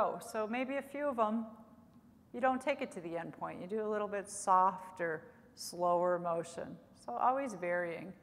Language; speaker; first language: English; native; English